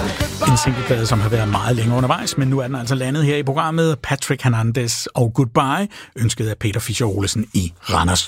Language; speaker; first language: Danish; native; Danish